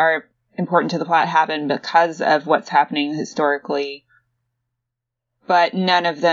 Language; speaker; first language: English; native; English